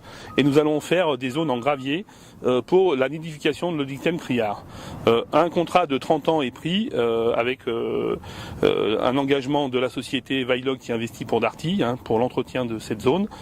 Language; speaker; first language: French; native; French